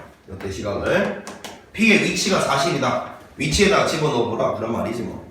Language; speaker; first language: Korean; native; Korean